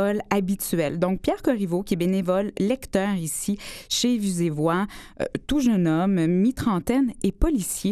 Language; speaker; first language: French; native; French